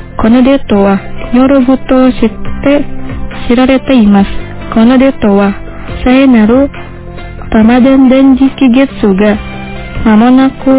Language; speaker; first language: Japanese; non-native, fluent; Indonesian